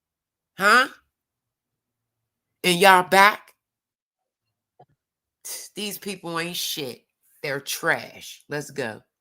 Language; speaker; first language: English; native; English